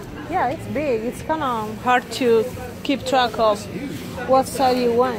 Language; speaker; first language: English; non-native, fluent; Italian